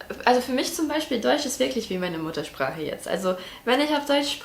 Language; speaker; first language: German; non-native, fluent; Latvian